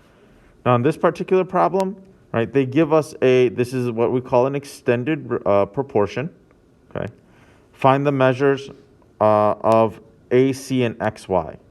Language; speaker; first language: English; native; English